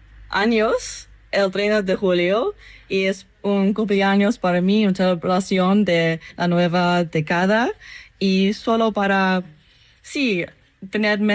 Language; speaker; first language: Spanish; non-native, learner; English